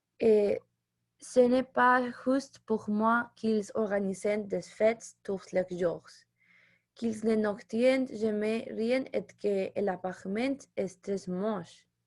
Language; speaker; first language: French; non-native, learner; Spanish